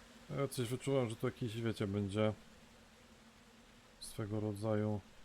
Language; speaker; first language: Polish; native; Polish